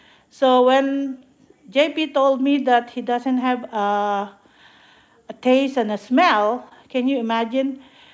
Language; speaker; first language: English; non-native, local second language; Filipino